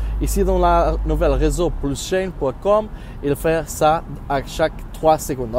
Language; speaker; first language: French; non-native, learner; Portuguese